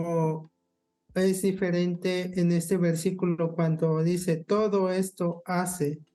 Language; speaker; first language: Spanish; non-native, local second language; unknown